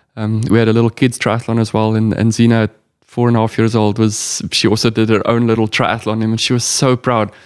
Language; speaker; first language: English; non-native, local second language; Afrikaans